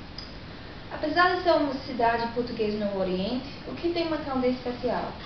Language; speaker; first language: Portuguese; non-native, learner; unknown